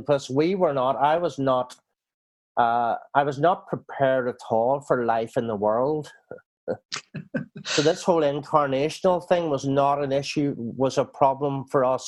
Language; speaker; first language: English; native; English